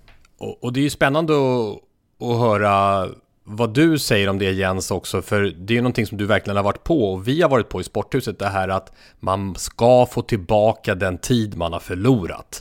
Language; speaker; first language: Swedish; native; Swedish